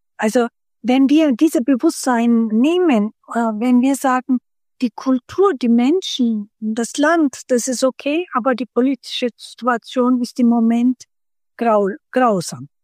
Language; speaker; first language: German; early bilingual, other home language; Turkish